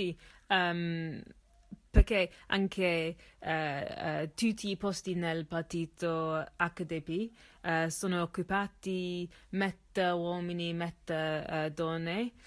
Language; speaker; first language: Italian; non-native, learner; English